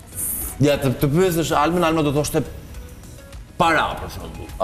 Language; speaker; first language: Albanian; native; Albanian